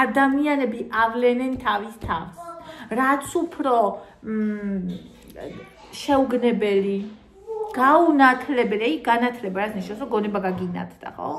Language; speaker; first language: Georgian; native; Georgian